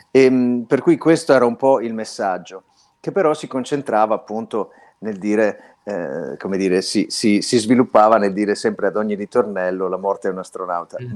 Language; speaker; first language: Italian; native; Italian